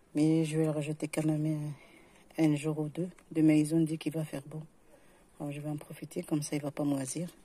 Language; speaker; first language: French; non-native, local second language; Arabic